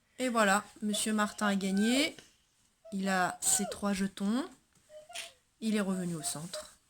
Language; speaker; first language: French; native; French